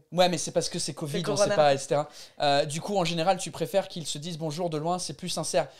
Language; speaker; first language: French; non-native, fluent; English